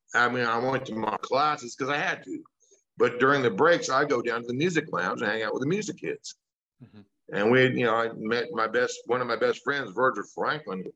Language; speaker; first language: English; native; English